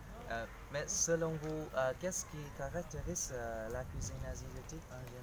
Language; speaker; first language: French; non-native, learner; Vietnamese